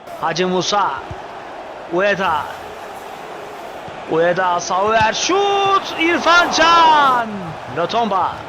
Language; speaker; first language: Turkish; native; Turkish